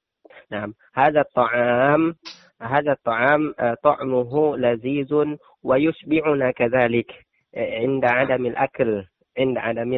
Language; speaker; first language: Arabic; non-native, learner; Indonesian